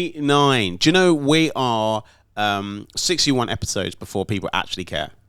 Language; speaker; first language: English; native; English